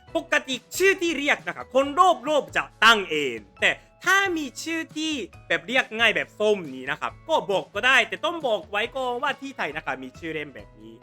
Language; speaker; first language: Thai; non-native, fluent; Japanese